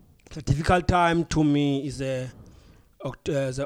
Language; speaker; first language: English; non-native, local second language; Xhosa